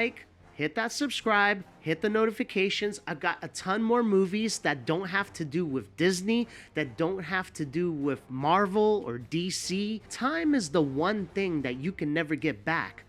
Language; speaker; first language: English; native; English